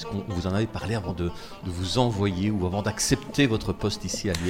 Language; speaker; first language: French; native; French